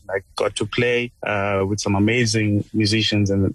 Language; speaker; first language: English; non-native, local second language; Shona